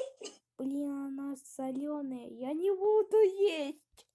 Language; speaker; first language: Russian; early bilingual, heritage; Russian